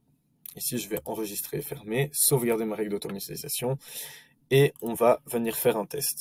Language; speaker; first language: French; native; French